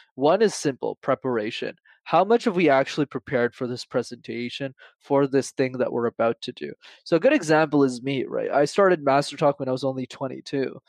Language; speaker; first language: English; native; English